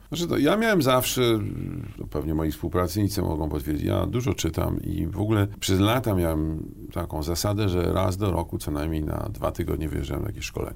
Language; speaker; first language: Polish; native; Polish